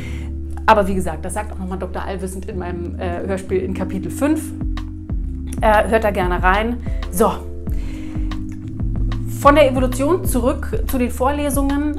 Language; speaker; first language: German; native; German